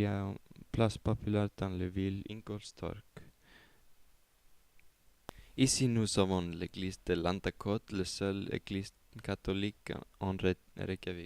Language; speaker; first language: French; non-native, learner; Icelandic